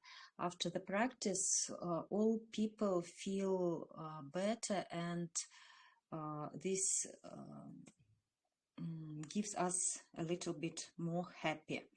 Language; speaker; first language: English; non-native, learner; Russian